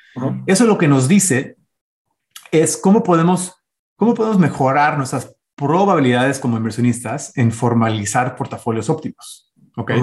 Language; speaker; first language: Spanish; early bilingual, heritage; Spanish